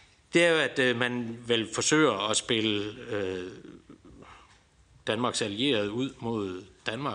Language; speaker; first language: Danish; native; Danish